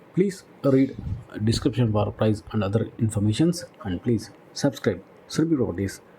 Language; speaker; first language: English; non-native, local second language; Kannada